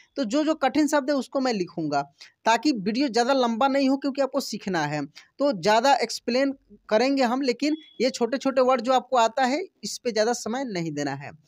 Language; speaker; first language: Hindi; native; Hindi